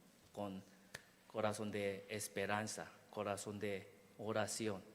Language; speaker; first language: Spanish; non-native, learner; Korean